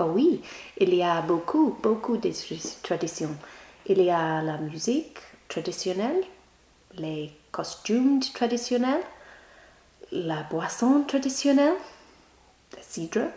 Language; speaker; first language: French; non-native, learner; English